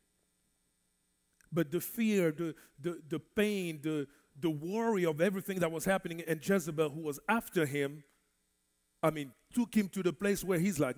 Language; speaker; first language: English; non-native, fluent; French